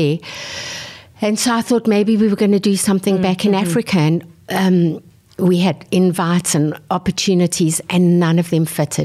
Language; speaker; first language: English; native; English